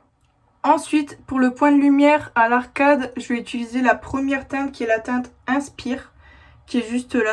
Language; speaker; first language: French; native; French